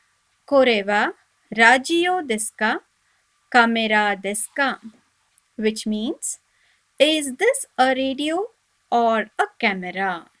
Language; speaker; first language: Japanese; non-native, fluent; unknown